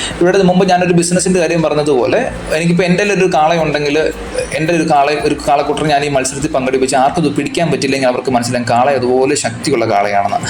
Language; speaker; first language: Malayalam; native; Malayalam